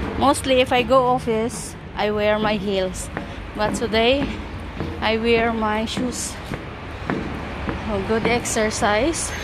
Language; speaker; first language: English; non-native, learner; Filipino